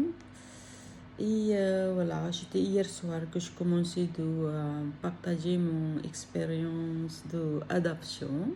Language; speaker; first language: French; non-native, learner; Filipino